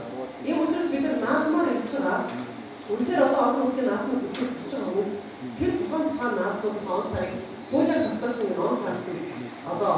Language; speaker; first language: Mongolian; native; Mongolian